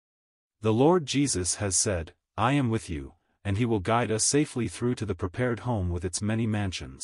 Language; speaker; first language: English; native; English